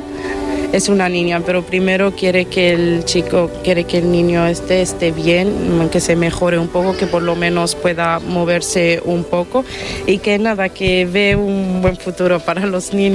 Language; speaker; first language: Spanish; non-native, fluent; Italian